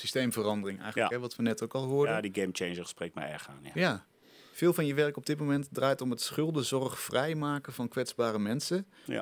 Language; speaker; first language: Dutch; native; Dutch